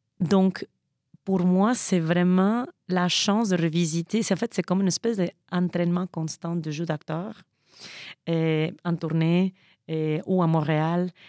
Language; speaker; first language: French; non-native, fluent; Spanish